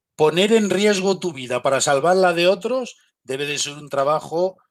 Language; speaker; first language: Spanish; native; Spanish